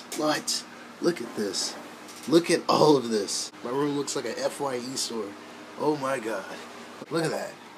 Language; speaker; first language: English; native; English